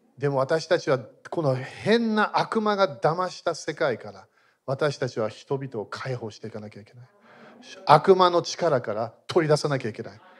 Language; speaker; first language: Japanese; non-native, fluent; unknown